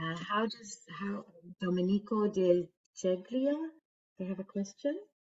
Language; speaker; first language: English; native; English